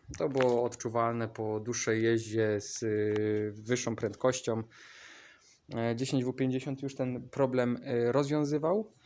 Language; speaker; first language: Polish; native; Polish